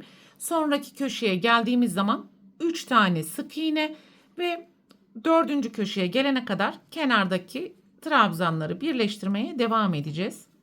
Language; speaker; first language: Turkish; native; Turkish